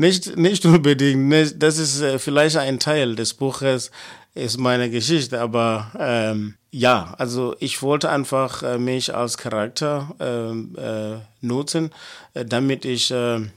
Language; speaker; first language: German; non-native, fluent; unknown